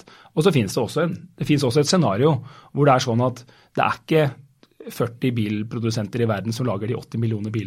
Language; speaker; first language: Norwegian; native; Norwegian